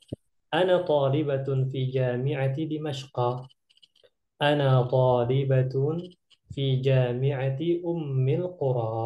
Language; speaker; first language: Arabic; non-native, fluent; Indonesian